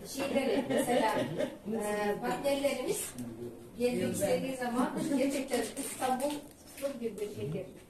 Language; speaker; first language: Turkish; non-native, learner; Turkmen